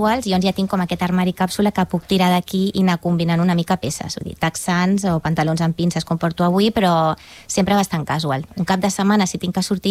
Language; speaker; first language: Catalan; native; Catalan